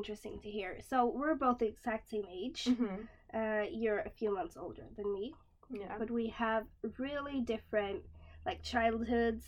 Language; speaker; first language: English; non-native, fluent; Swedish